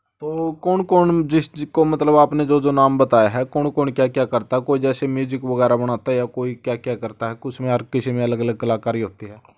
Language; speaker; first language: Hindi; native; Hindi